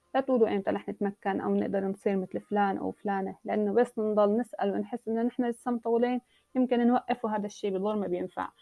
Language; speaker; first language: Arabic; native; Arabic